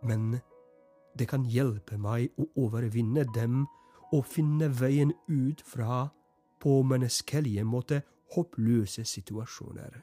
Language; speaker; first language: Norwegian; non-native, fluent; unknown